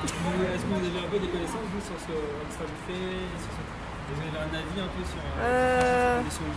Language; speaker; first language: French; native; French